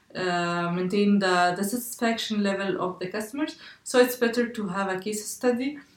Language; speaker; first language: English; non-native, fluent; Arabic